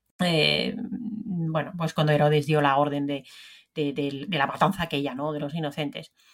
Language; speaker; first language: Spanish; non-native, fluent; Finnish